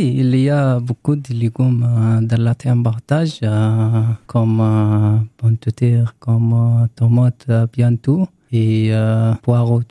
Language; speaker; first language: French; non-native, learner; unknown